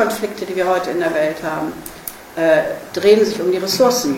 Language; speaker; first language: German; native; German